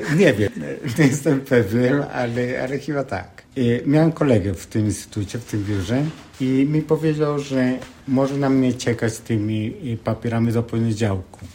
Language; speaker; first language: Polish; non-native, fluent; Spanish